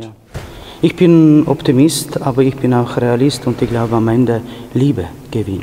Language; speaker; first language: German; non-native, fluent; Ukrainian